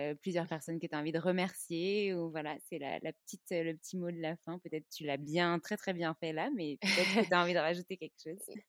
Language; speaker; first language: French; native; French